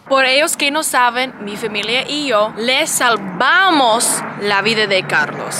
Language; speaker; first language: Spanish; non-native, learner; English